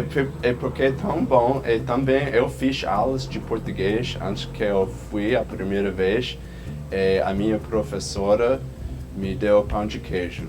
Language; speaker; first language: Portuguese; non-native, fluent; English